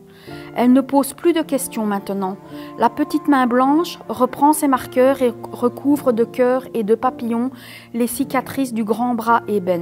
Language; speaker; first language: French; native; French